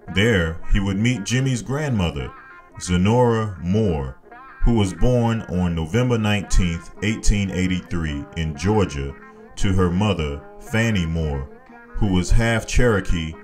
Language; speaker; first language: English; native; English